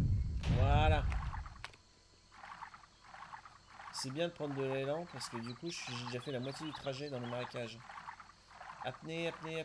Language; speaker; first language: French; native; French